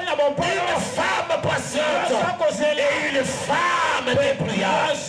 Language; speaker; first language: French; non-native, local second language; Lingala